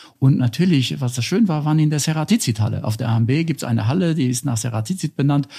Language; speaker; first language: German; non-native, local second language; Luxembourgish